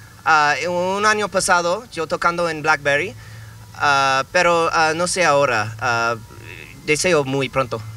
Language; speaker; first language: Spanish; non-native, learner; English